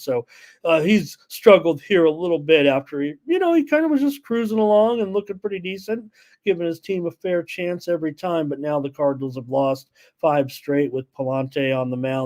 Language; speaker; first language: English; native; English